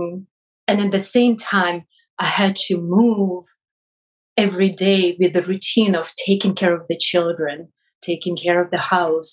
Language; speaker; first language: English; non-native, fluent; Russian